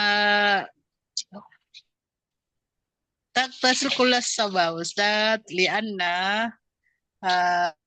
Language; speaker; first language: Arabic; non-native, learner; Indonesian